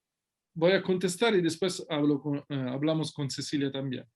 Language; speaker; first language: Spanish; non-native, fluent; Italian